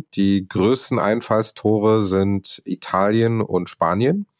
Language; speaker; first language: German; non-native, fluent; Arabic